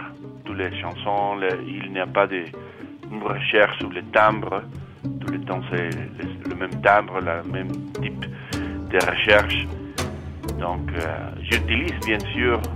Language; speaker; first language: French; non-native, fluent; Spanish